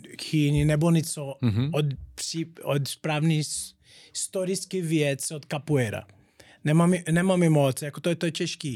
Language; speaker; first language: Czech; non-native, learner; Portuguese